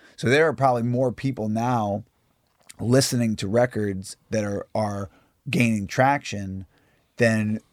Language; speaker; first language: English; native; English